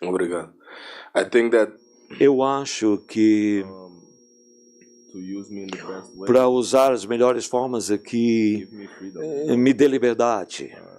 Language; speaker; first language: Portuguese; non-native, fluent; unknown